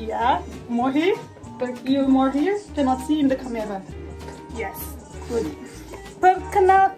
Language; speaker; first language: English; non-native, learner; Indonesian